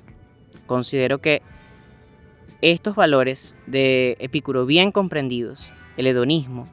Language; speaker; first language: Spanish; native; Spanish